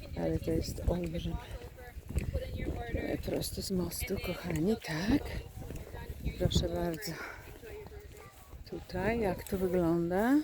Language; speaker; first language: Polish; native; Polish